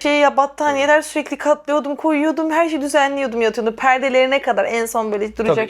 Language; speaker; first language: Turkish; native; Turkish